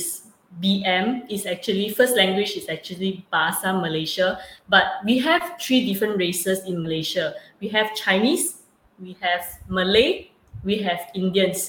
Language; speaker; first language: English; non-native, local second language; Chinese